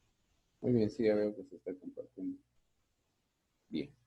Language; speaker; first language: Spanish; native; Spanish